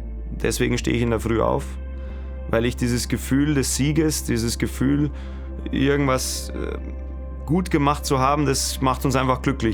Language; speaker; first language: German; native; German